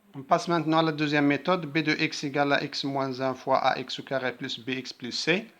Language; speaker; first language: French; non-native, local second language; Arabic